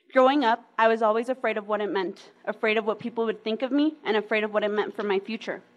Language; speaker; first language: English; early bilingual, other home language; Spanish